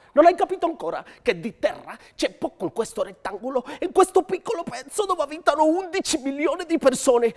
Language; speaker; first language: Italian; non-native, fluent; Spanish